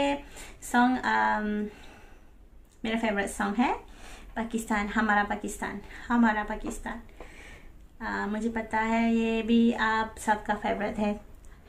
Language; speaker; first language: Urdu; non-native, learner; Malay